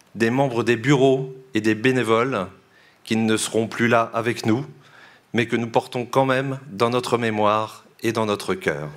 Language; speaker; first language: French; native; French